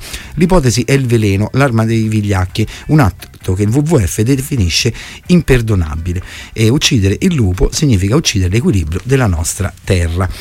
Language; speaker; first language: Italian; native; Italian